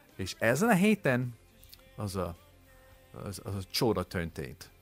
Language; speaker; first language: Hungarian; non-native, learner; English